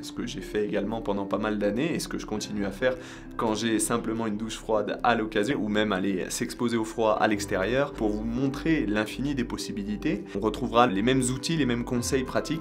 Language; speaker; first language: French; native; French